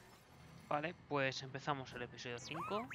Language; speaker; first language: Spanish; native; Spanish